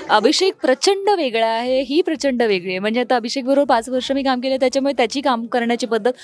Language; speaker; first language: Marathi; native; Marathi